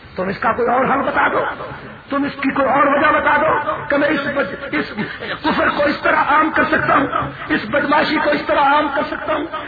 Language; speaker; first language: Urdu; native; Urdu